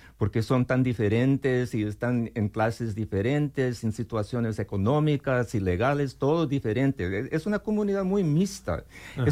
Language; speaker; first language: Spanish; non-native, learner; English